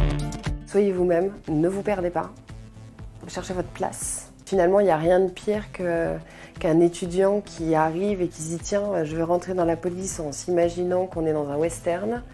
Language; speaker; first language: French; native; French